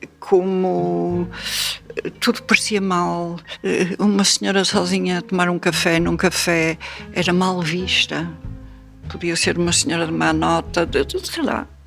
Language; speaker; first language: Portuguese; native; Portuguese